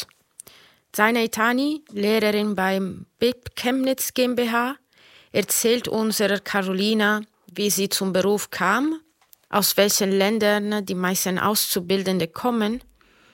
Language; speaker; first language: German; non-native, learner; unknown